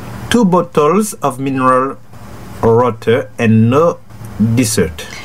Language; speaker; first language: English; non-native, fluent; French